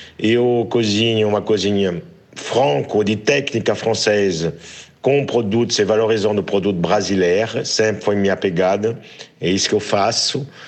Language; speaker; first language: Portuguese; non-native, fluent; French